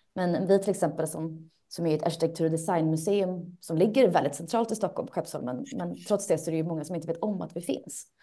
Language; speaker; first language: Swedish; native; Swedish